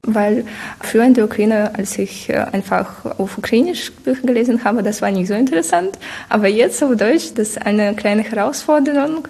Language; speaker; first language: German; non-native, fluent; Ukrainian